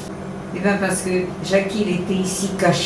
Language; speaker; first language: French; native; French